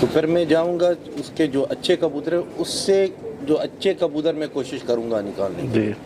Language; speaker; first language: Hindi; non-native, learner; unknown